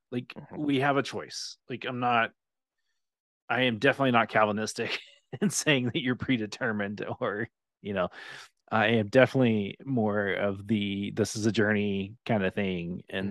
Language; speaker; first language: English; native; English